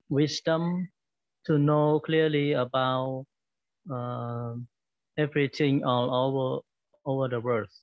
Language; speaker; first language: English; non-native, learner; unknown